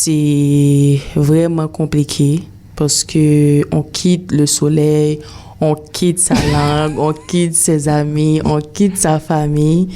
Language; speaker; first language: French; non-native, local second language; Haitian Creole